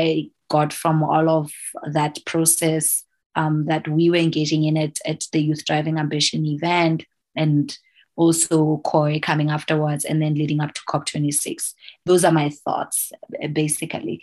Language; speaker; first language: English; non-native, local second language; Southern Sotho